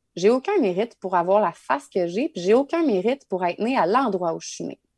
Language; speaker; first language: French; native; French